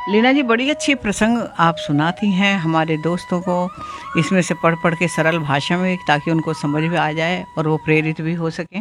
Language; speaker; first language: Hindi; native; Hindi